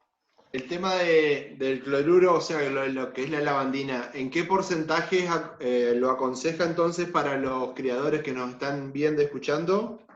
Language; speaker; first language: Spanish; native; Spanish